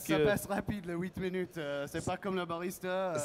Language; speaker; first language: French; non-native, learner; English